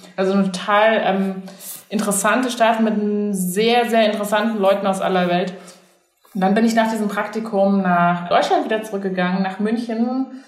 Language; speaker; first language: German; early bilingual, other home language; Chinese